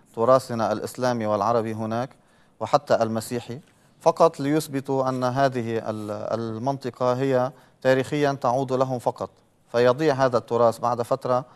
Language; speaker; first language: Arabic; native; Arabic